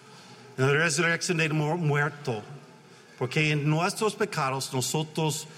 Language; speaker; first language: Spanish; non-native, learner; English